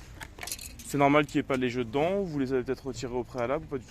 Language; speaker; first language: French; native; French